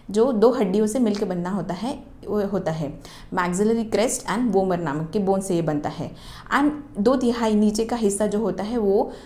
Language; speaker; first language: Hindi; non-native, local second language; Marathi